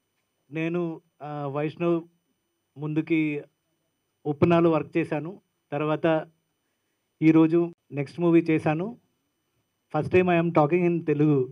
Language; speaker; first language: Telugu; non-native, learner; Malayalam